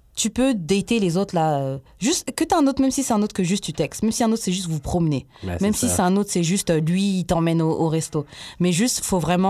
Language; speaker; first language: French; native; French